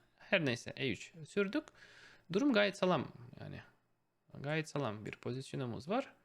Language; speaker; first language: Turkish; non-native, fluent; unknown